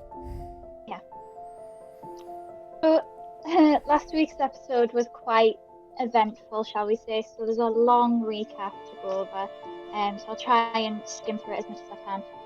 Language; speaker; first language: English; native; English